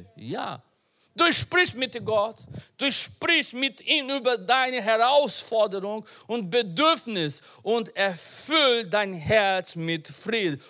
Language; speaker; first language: German; non-native, learner; Portuguese